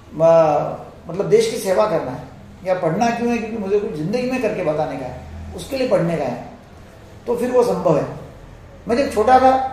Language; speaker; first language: Hindi; non-native, local second language; Marathi